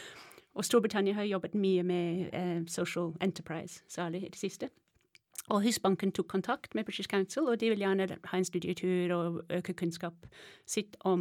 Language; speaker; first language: Norwegian; non-native, fluent; English